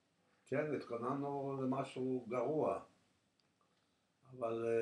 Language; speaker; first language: Hebrew; non-native, fluent; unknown